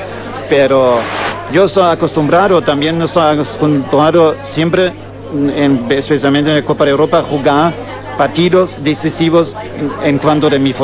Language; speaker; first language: Spanish; non-native, fluent; German